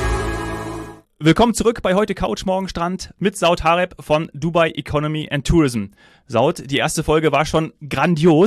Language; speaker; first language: German; native; German